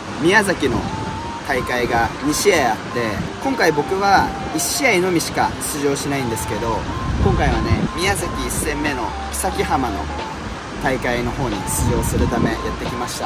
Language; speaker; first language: Japanese; native; Japanese